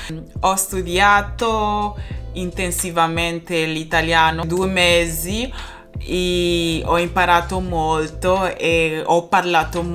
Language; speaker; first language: Italian; non-native, learner; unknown